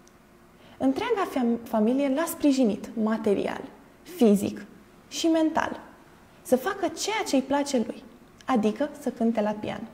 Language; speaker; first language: Romanian; native; Romanian